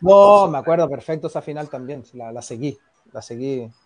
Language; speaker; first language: Spanish; native; Spanish